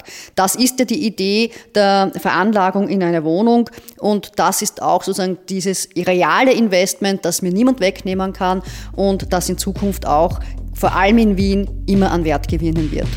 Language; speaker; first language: German; native; German